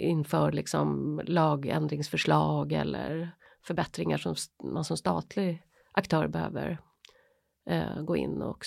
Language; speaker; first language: Swedish; native; Swedish